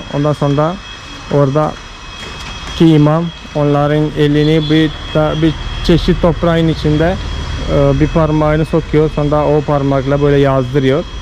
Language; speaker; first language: Turkish; non-native, fluent; Malayalam